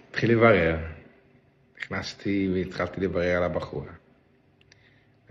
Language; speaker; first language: Hebrew; non-native, local second language; Yiddish